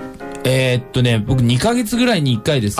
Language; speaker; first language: Japanese; native; Japanese